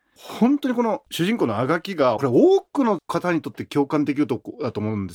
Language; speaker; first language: Japanese; native; Japanese